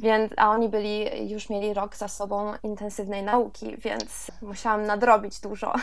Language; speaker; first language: Polish; early bilingual, heritage; Polish